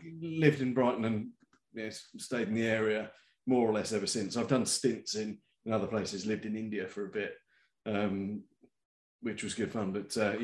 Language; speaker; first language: English; native; English